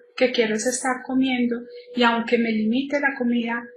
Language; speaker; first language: Spanish; native; Spanish